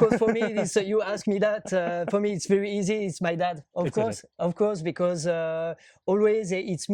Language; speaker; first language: English; non-native, learner; French